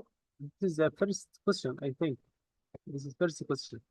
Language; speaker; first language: English; non-native, fluent; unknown